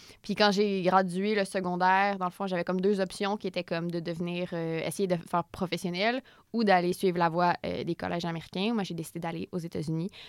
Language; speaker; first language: French; native; French